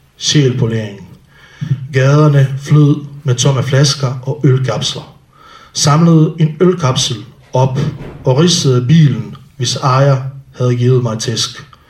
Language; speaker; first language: Danish; non-native, fluent; Bosnian